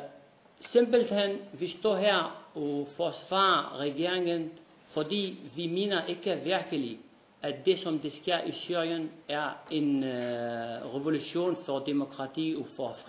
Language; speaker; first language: Danish; non-native, fluent; Arabic